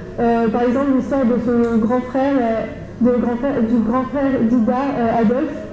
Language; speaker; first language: French; native; French